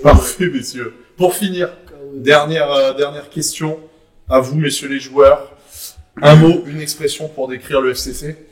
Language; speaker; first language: French; native; French